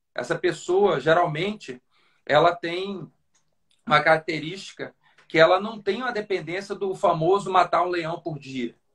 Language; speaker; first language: Portuguese; native; Portuguese